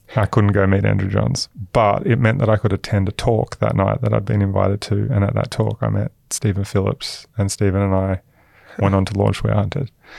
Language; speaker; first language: English; native; English